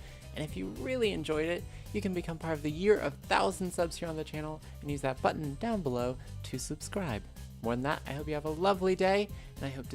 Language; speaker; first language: English; native; English